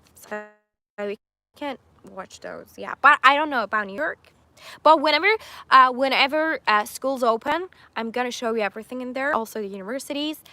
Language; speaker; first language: English; non-native, fluent; Persian